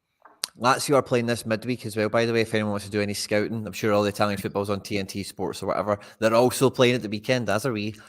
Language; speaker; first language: English; native; English